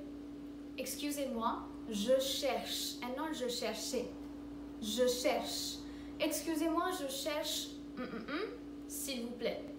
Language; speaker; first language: French; non-native, fluent; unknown